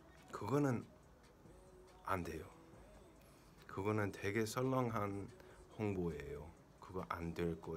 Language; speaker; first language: Korean; early bilingual, heritage; Korean